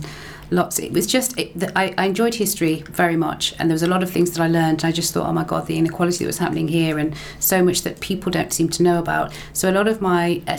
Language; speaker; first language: English; native; English